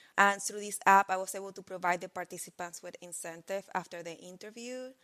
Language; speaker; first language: English; non-native, fluent; Spanish